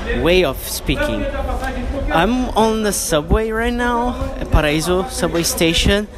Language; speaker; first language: English; non-native, fluent; Portuguese